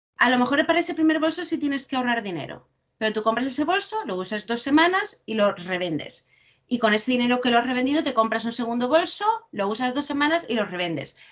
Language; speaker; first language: Spanish; native; Spanish